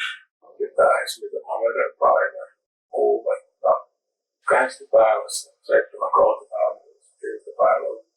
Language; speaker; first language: Finnish; non-native, learner; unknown